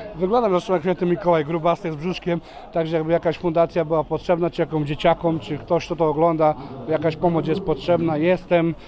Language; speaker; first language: Polish; non-native, fluent; Serbian